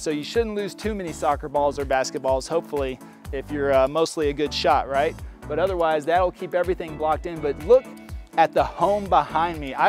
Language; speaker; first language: English; native; English